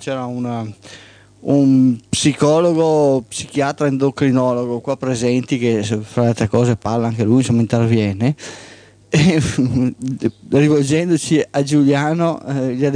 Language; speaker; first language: Italian; native; Italian